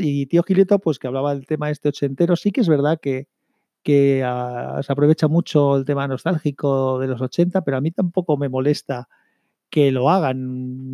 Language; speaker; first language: Spanish; native; Spanish